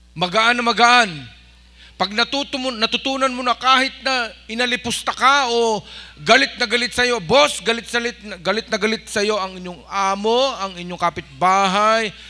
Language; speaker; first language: Filipino; non-native, local second language; Iloko